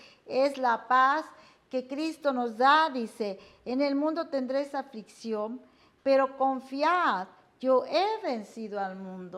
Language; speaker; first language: Spanish; native; Spanish